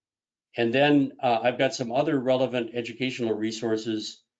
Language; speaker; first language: English; native; English